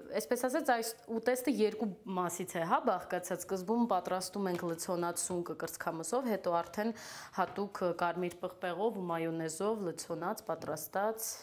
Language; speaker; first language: Armenian; native; Armenian